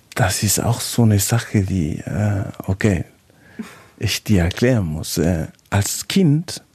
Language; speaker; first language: German; non-native, fluent; Spanish